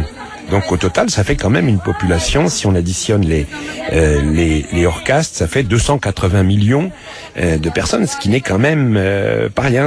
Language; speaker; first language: French; native; French